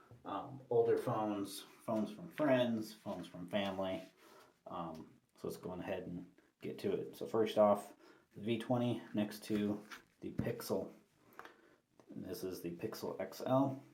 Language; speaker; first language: English; native; English